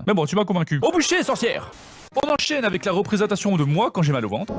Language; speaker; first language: French; native; French